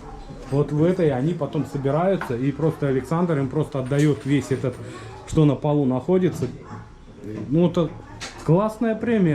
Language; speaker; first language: Russian; native; Russian